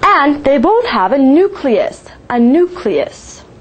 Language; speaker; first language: English; native; English